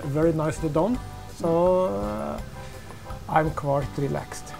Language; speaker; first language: English; non-native, fluent; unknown